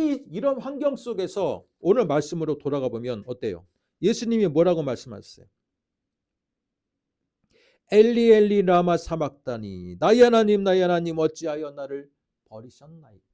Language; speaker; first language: Korean; native; Korean